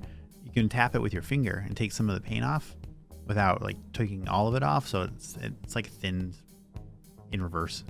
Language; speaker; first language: English; native; English